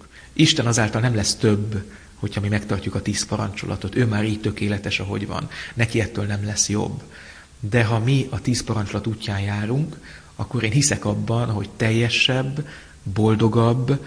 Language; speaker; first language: Hungarian; native; Hungarian